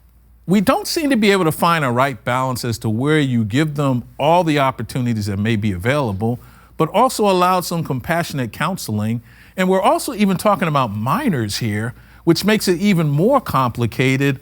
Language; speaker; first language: English; native; English